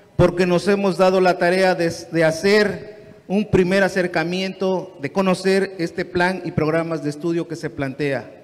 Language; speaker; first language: Spanish; non-native, local second language; Nahuatl languages